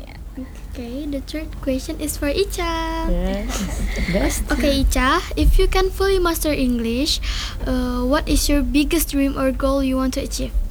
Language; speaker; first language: English; non-native, learner; Indonesian